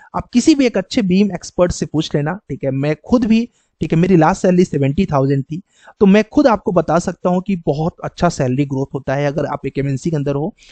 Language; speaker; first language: Hindi; native; Hindi